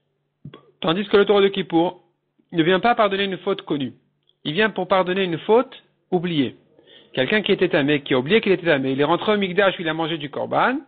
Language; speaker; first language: French; native; French